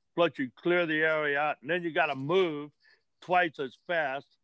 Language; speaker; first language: English; native; English